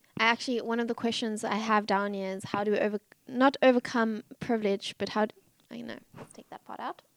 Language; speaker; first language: English; native; English